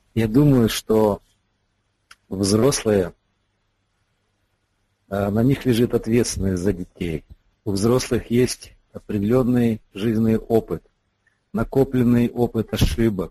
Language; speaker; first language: Russian; native; Russian